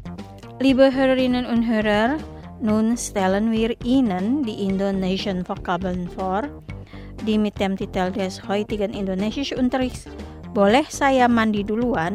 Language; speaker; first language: German; non-native, fluent; Indonesian